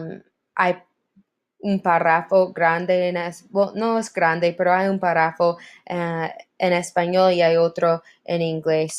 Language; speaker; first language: Spanish; non-native, learner; English